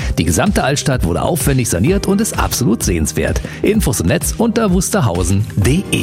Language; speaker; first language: German; native; German